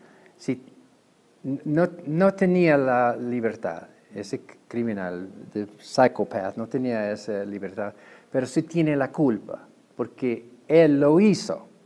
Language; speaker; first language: Spanish; non-native, fluent; English